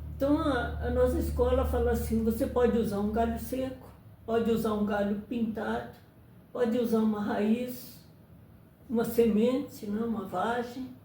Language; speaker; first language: Portuguese; early bilingual, other home language; Japanese